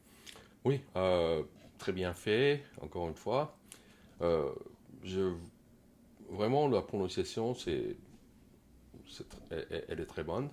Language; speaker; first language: French; non-native, fluent; Korean